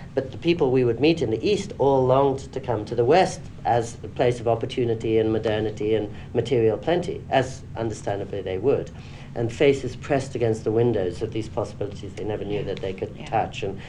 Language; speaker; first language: English; native; English